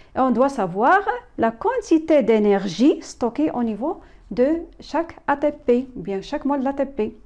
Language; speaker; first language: French; non-native, local second language; Arabic